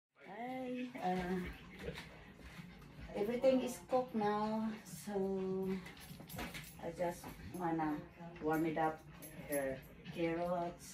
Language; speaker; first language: English; non-native, learner; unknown